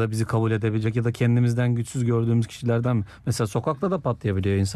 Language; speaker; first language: Turkish; native; Turkish